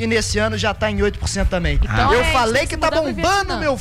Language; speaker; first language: Portuguese; native; Portuguese